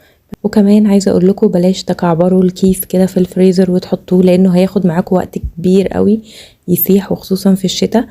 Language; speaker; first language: Arabic; native; Arabic